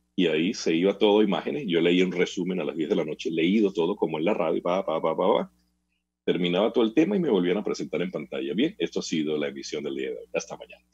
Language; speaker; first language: Spanish; native; Spanish